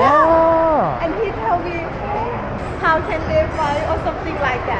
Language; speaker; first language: English; non-native, learner; Thai